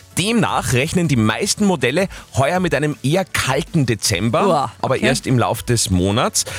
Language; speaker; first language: German; native; German